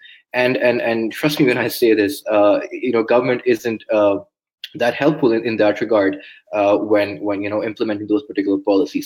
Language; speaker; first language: English; non-native, local second language; Urdu